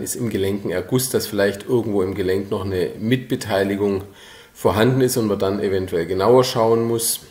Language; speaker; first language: German; native; German